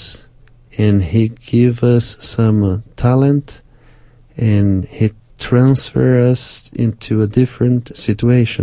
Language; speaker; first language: English; non-native, fluent; Portuguese